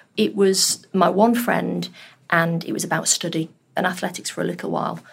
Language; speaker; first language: English; early bilingual, other home language; Urdu